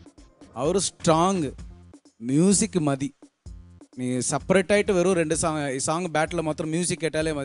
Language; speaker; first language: Malayalam; non-native, local second language; Tamil